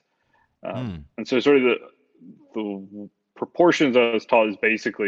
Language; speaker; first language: English; native; English